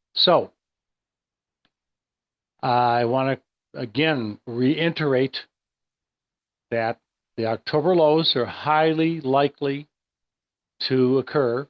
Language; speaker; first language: English; native; English